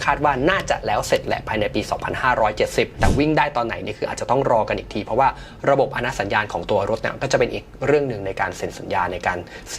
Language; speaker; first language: Thai; native; Thai